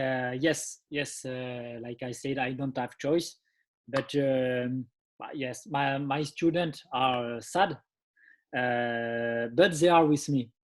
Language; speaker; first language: English; non-native, learner; French